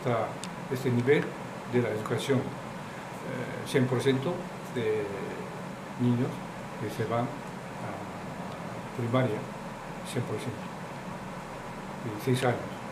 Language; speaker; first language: Spanish; non-native, learner; Japanese